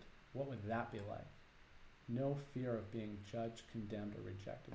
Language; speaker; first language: English; native; English